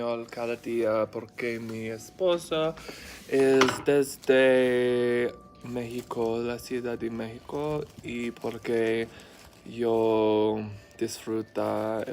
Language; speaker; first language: Spanish; non-native, learner; English